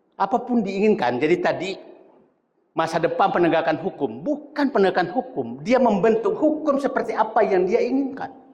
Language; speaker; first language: Indonesian; non-native, local second language; Buginese